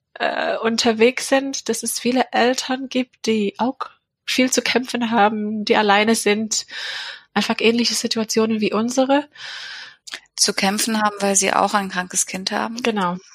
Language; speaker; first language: German; non-native, fluent; English